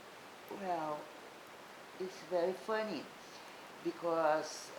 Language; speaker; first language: English; non-native, learner; Portuguese